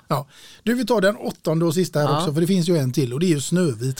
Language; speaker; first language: Swedish; native; Swedish